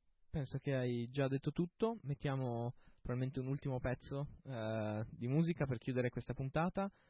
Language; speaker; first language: Italian; native; Italian